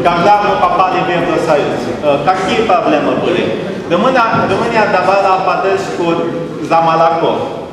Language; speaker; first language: Russian; non-native, learner; Romanian